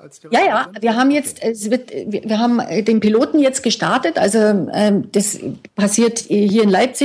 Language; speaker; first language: German; native; German